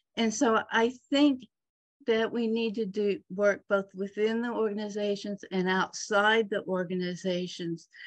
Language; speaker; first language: English; native; English